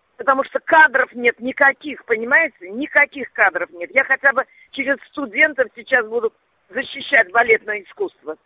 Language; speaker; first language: Russian; native; Russian